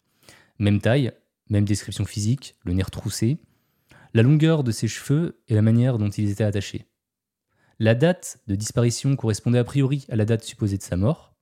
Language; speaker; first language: French; native; French